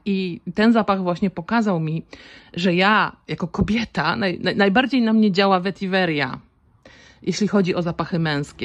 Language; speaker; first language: Polish; native; Polish